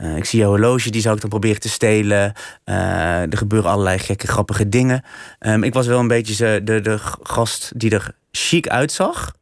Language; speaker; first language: Dutch; native; Dutch